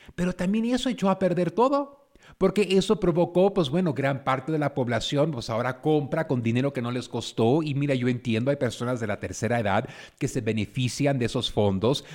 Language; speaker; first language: Spanish; early bilingual, heritage; Spanish